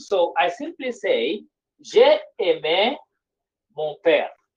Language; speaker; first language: French; non-native, fluent; Swahili